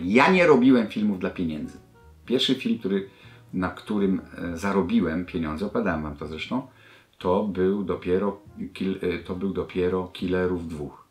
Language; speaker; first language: Polish; native; Polish